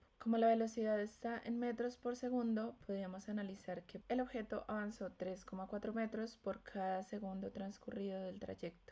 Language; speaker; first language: Spanish; native; Spanish